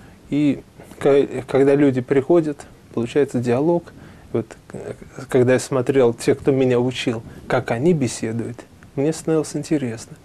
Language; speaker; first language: Russian; native; Russian